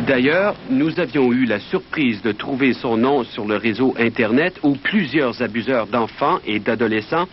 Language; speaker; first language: French; native; French